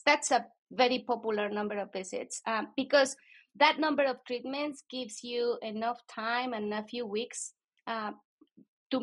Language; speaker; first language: English; non-native, fluent; Spanish